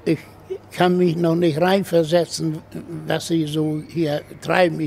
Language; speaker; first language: German; native; German